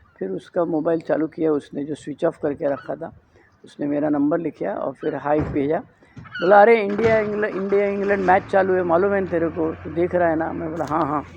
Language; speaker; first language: Hindi; non-native, local second language; Marathi